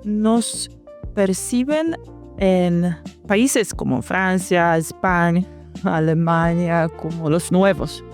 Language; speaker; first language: Spanish; non-native, fluent; Polish